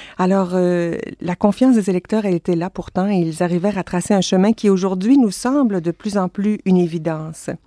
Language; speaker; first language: French; native; French